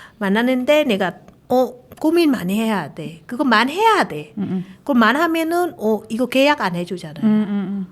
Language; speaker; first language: Korean; non-native, learner; Vietnamese